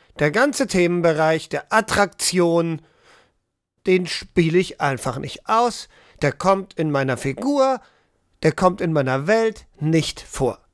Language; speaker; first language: German; native; German